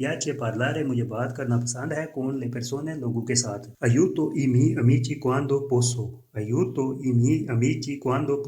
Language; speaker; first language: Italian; non-native, fluent; Urdu